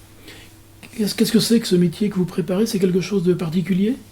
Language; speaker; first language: French; native; French